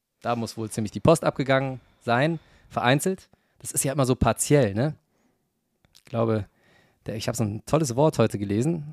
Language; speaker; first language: German; native; German